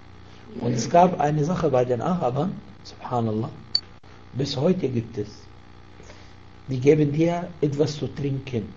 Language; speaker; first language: German; non-native, fluent; Arabic